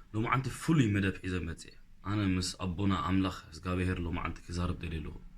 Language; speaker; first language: Tigrinya; early bilingual, heritage; Tigrinya